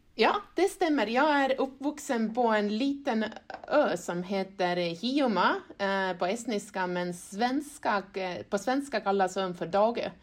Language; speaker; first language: Swedish; non-native, fluent; Estonian